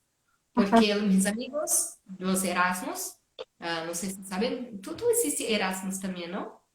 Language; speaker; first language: Spanish; non-native, fluent; Portuguese